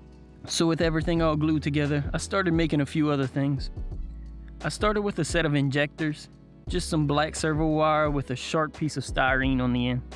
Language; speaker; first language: English; native; English